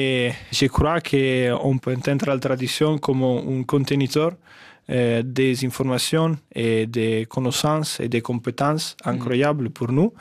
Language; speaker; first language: French; non-native, learner; Italian